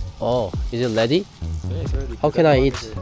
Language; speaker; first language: English; non-native, learner; Korean